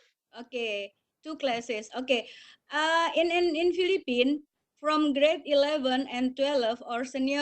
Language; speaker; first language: English; non-native, learner; Indonesian